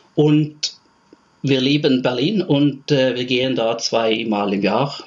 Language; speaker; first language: German; non-native, fluent; Norwegian